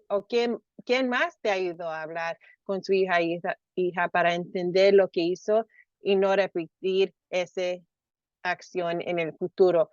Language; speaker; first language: Spanish; early bilingual, heritage; Spanish